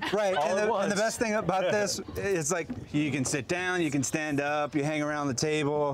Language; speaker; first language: English; native; English